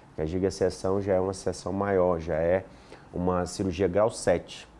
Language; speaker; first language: Portuguese; native; Portuguese